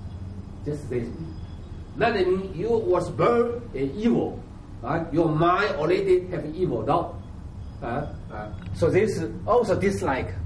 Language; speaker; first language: English; non-native, learner; Chinese